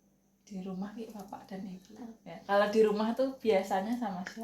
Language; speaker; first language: Indonesian; native; Indonesian